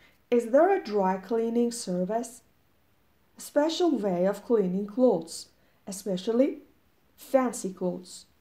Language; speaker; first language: English; non-native, fluent; Persian